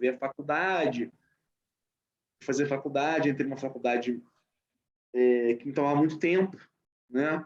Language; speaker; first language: Portuguese; native; Portuguese